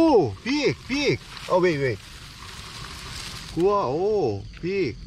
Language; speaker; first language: English; non-native, learner; Korean